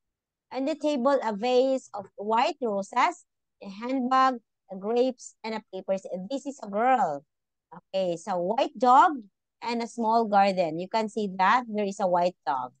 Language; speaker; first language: English; non-native, local second language; Filipino